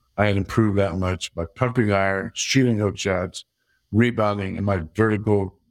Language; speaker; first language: English; early bilingual, other home language; Dutch